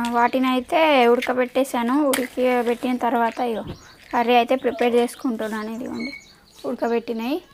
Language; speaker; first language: Telugu; native; Telugu